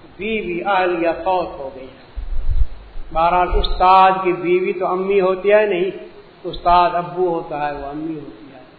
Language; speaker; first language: Urdu; native; Urdu